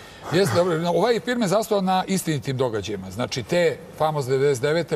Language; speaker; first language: Serbian; native; Serbian